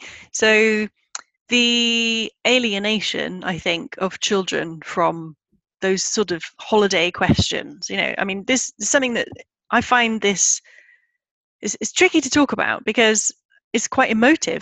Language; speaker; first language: English; native; English